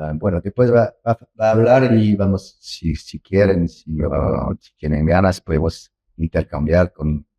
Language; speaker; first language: Spanish; non-native, learner; French